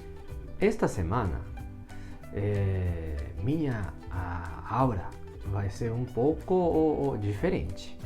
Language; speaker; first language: Portuguese; non-native, fluent; Japanese